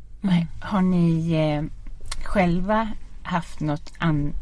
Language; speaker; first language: Swedish; native; Swedish